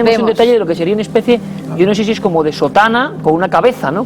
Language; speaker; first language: Spanish; native; Spanish